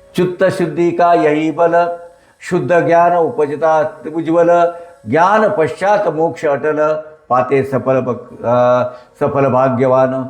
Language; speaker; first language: Hindi; non-native, local second language; Marathi